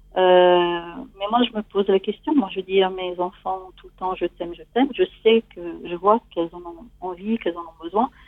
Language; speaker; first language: French; non-native, fluent; Italian